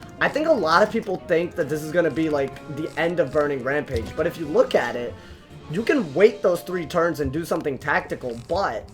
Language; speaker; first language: English; native; English